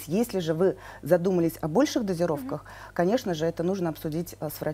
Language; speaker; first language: Russian; native; Russian